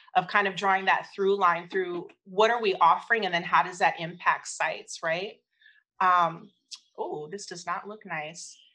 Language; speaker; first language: English; native; English